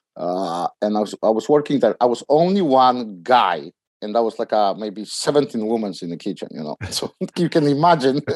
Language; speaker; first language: English; non-native, fluent; Polish